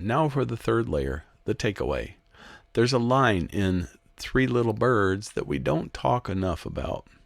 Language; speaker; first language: English; native; English